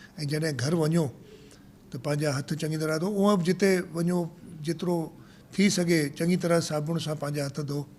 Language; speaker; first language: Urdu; non-native, local second language; Sindhi